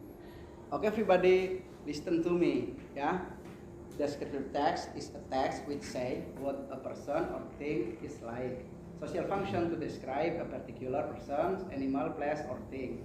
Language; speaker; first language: English; non-native, learner; Indonesian